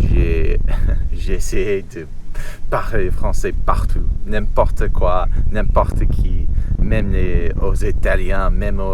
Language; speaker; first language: French; non-native, learner; English